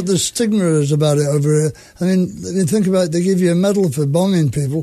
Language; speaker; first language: English; native; English